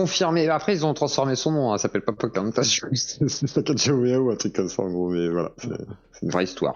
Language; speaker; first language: French; native; French